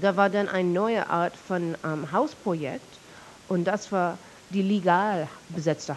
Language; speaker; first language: German; non-native, fluent; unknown